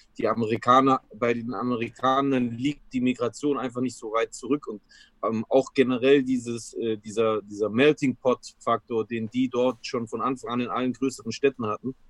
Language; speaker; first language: German; early bilingual, other home language; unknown